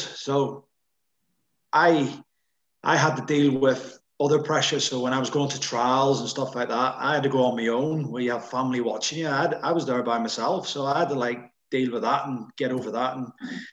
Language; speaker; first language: English; native; English